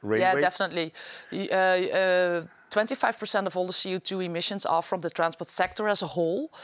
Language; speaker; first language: English; non-native, fluent; Dutch